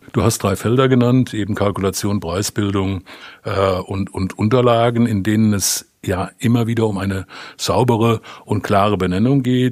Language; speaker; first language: German; native; German